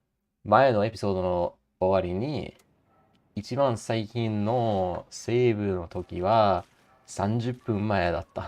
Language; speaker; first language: Japanese; non-native, learner; English